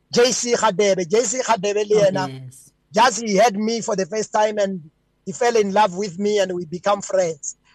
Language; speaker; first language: English; non-native, local second language; Venda